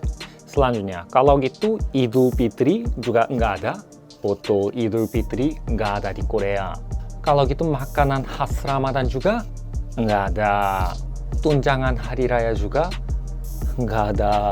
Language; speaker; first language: Indonesian; non-native, fluent; Korean